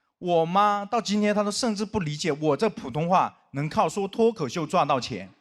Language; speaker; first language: Chinese; non-native, local second language; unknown